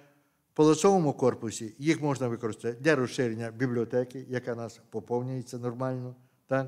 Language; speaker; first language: Ukrainian; native; Ukrainian